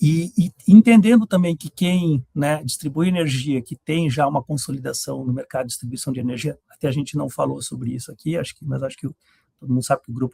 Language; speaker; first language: Portuguese; native; Portuguese